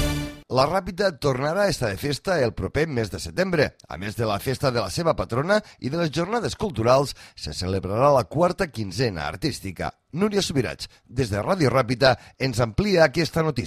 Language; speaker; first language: Catalan; native; Catalan